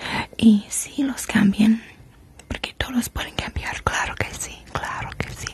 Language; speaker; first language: Spanish; non-native, learner; English